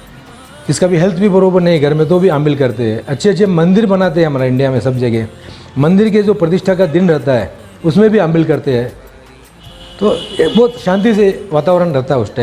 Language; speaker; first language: Hindi; non-native, local second language; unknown